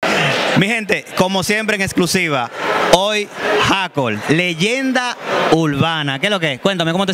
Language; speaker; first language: Spanish; native; Spanish